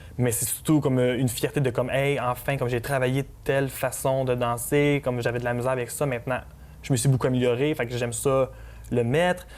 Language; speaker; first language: French; native; French